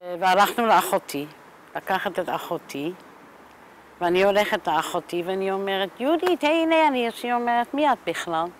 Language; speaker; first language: Hebrew; non-native, fluent; Dutch